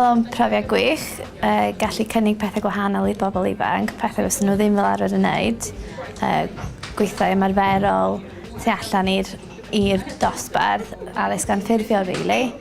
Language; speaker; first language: Welsh; native; Welsh